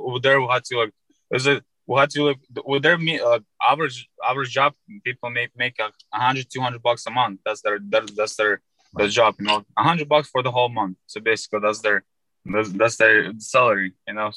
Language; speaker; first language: English; non-native, fluent; Uzbek